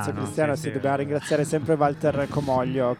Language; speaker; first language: Italian; native; Italian